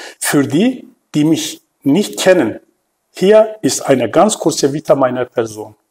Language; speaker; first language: German; non-native, fluent; Turkish